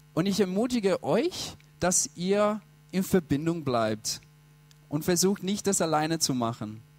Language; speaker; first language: German; non-native, fluent; English